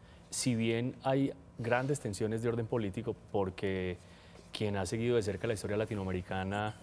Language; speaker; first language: Spanish; native; Spanish